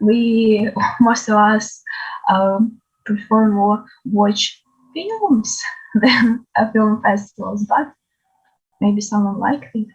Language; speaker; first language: English; non-native, learner; Ukrainian